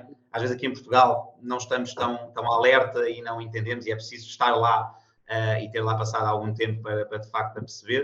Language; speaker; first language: Portuguese; native; Portuguese